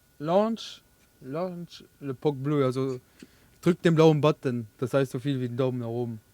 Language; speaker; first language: German; non-native, local second language; Luxembourgish